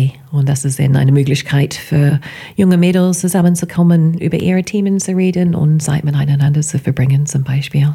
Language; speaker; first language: German; non-native, fluent; English